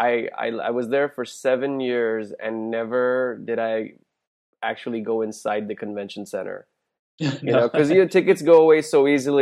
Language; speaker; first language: English; non-native, local second language; Hindi